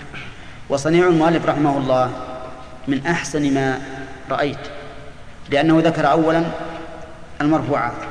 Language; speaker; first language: Arabic; native; Arabic